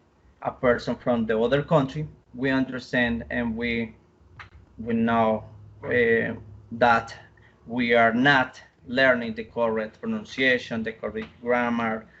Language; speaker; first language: English; non-native, learner; Spanish